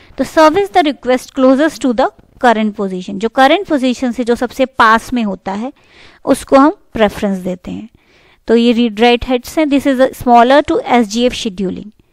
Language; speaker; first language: Hindi; native; Hindi